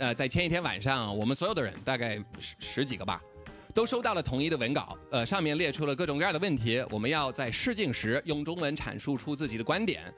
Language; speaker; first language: Chinese; non-native, fluent; English